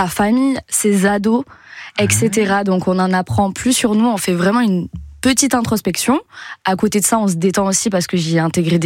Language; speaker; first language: French; native; French